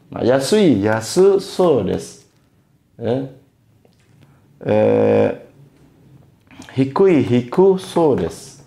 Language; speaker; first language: Japanese; non-native, learner; Indonesian